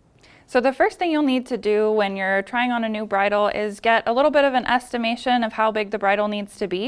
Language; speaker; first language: English; native; English